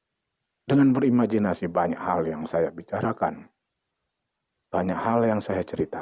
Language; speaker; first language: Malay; non-native, local second language; Achinese